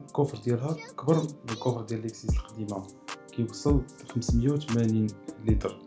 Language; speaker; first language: Arabic; native; Arabic